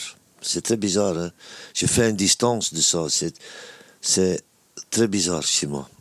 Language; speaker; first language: French; non-native, local second language; Dutch